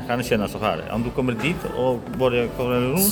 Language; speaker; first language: Swedish; non-native, learner; Polish